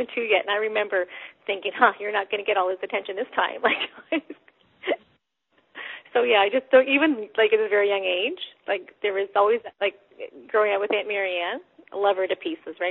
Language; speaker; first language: English; native; English